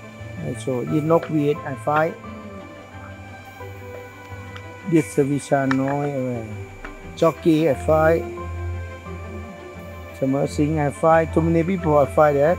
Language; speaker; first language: English; non-native, learner; Thai